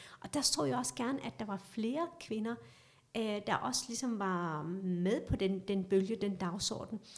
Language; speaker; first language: Danish; early bilingual, other home language; Kurdish